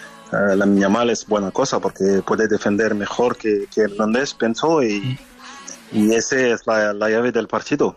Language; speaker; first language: Spanish; non-native, fluent; French